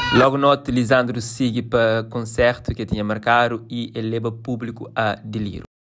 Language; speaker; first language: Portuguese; non-native, local second language; Kabuverdianu